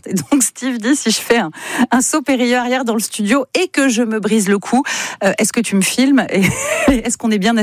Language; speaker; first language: French; native; French